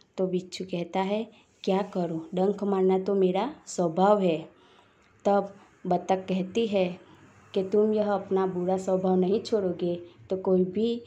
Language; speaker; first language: Hindi; non-native, local second language; Gujarati